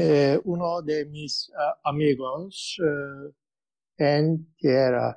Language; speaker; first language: Spanish; non-native, learner; Turkish